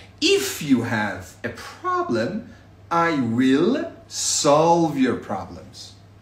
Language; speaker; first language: English; non-native, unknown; Persian